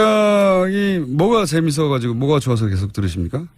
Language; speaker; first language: Korean; native; Korean